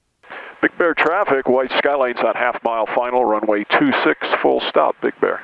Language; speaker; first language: English; native; English